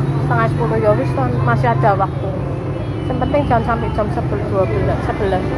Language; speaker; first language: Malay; non-native, local second language; Javanese